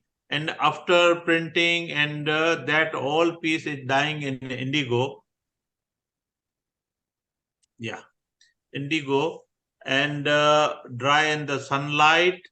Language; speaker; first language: English; non-native, learner; Gujarati